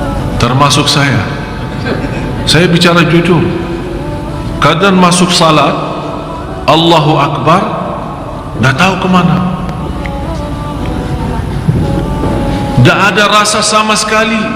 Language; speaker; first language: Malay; non-native, fluent; Arabic